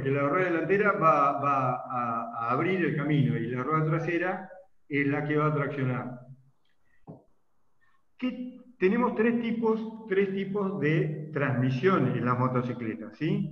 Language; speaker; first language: Spanish; native; Spanish